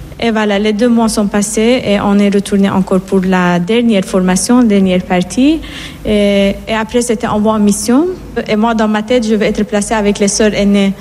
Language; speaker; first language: French; non-native, fluent; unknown